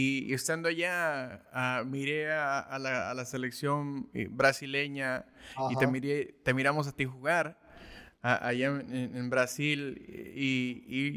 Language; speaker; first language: Spanish; early bilingual, heritage; Spanish